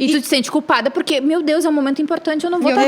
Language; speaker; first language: Portuguese; native; Portuguese